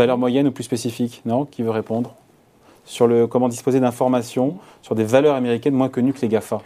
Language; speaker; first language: French; native; French